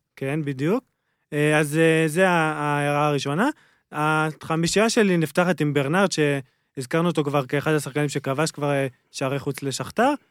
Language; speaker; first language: Hebrew; native; Hebrew